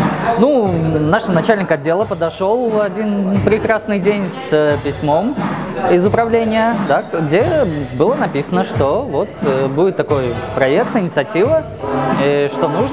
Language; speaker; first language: Russian; native; Russian